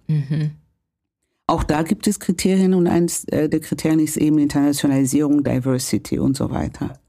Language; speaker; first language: German; non-native, fluent; Kinyarwanda